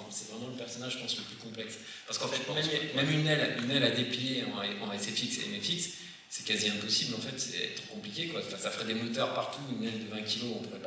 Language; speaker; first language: French; native; French